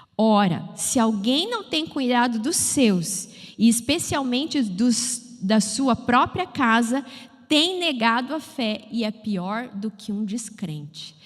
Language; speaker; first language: Portuguese; native; Portuguese